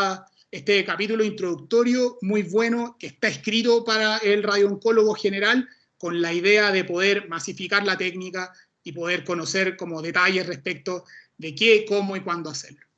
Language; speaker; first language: Spanish; native; Spanish